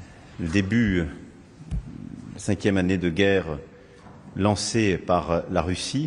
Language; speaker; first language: French; native; French